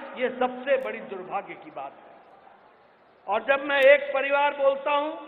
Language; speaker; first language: Hindi; native; Hindi